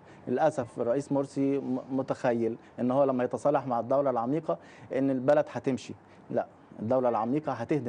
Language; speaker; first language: Arabic; native; Arabic